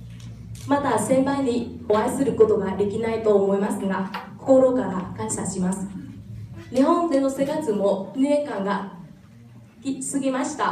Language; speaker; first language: Japanese; non-native, fluent; Vietnamese